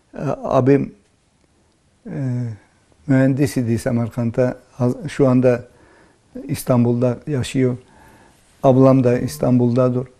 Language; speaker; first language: Turkish; early bilingual, heritage; Turkish